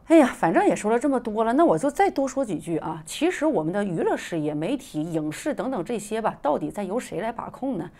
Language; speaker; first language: Chinese; native; Chinese